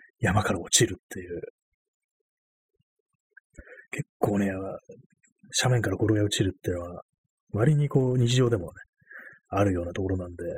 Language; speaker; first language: Japanese; native; Japanese